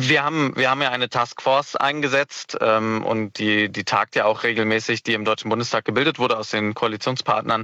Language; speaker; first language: German; native; German